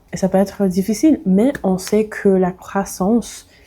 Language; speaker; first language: French; non-native, fluent; English